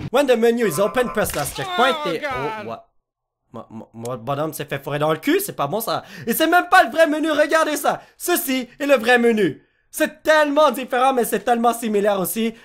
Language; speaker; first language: French; native; French